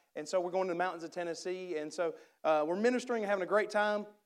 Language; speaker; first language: English; native; English